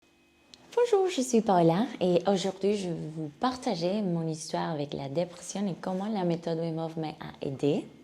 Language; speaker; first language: French; non-native, learner; Spanish